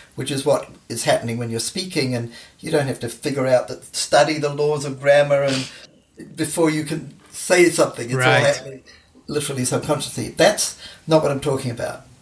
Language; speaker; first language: English; native; English